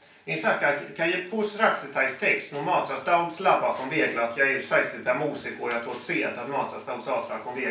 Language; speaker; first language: Latvian; native; Latvian